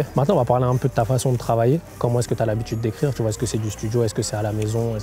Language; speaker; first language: French; native; French